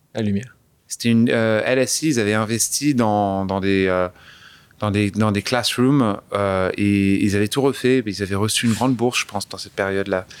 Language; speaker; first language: French; early bilingual, other home language; English